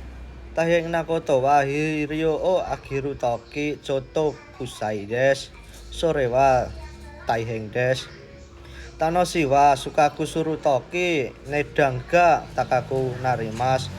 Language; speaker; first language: Japanese; non-native, learner; Indonesian